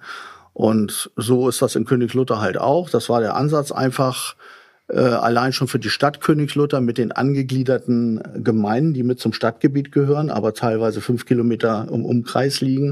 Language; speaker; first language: German; native; German